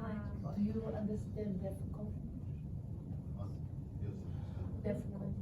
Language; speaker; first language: English; non-native, learner; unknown